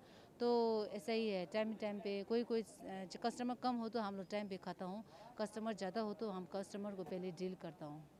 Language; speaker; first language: Hindi; non-native, local second language; Tibetan